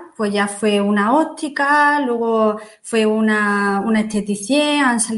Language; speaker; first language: Spanish; native; Spanish